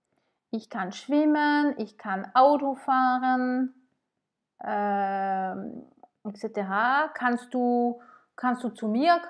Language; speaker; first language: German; non-native, fluent; French